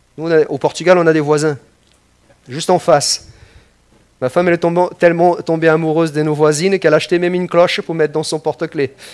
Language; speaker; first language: French; non-native, fluent; Portuguese